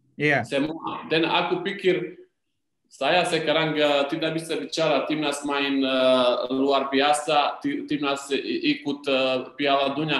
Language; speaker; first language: Indonesian; non-native, learner; Serbian